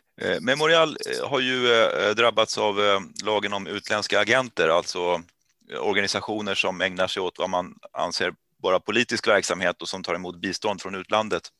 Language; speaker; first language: Swedish; native; Swedish